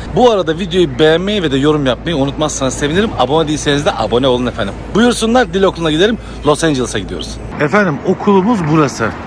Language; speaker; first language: Turkish; native; Turkish